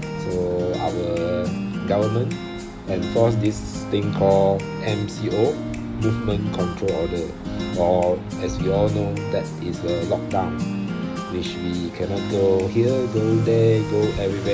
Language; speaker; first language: English; non-native, local second language; Min Nan Chinese